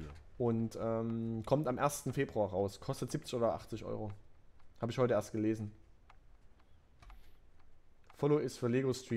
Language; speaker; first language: German; native; German